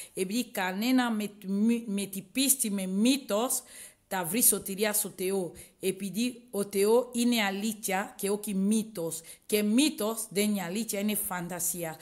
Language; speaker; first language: Greek; non-native, learner; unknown